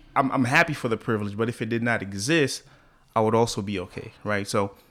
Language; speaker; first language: English; early bilingual, other home language; Haitian Creole